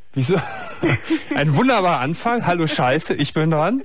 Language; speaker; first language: German; native; German